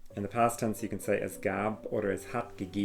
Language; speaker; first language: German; non-native, fluent; English